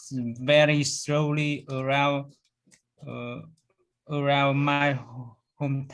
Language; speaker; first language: English; non-native, learner; Vietnamese